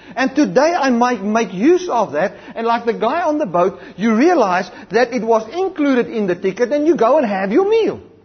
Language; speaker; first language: English; non-native, local second language; Afrikaans